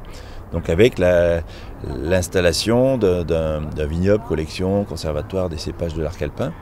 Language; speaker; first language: French; native; French